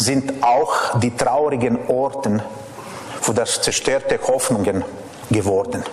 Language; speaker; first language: German; non-native, fluent; Serbian